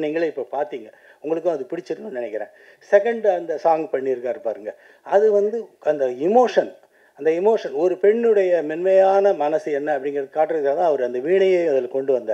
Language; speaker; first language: Tamil; native; Tamil